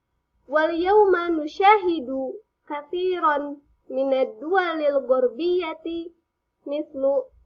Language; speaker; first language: Arabic; non-native, fluent; Indonesian